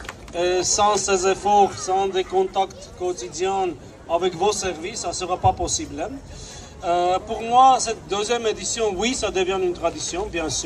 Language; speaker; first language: French; non-native, fluent; Armenian